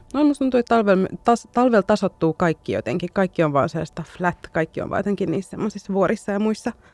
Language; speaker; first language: Finnish; early bilingual, other home language; Arabic